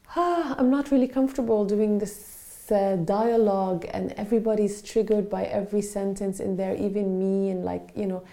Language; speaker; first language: English; non-native, fluent; Arabic